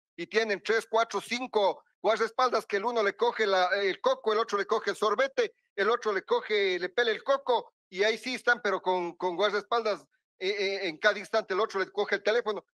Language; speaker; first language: Spanish; native; Spanish